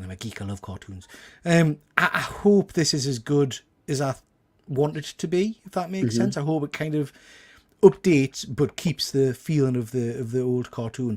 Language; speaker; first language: English; native; English